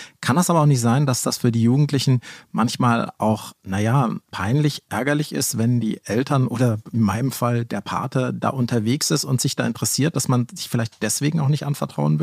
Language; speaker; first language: German; native; German